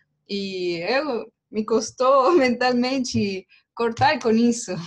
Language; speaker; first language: Portuguese; non-native, learner; Spanish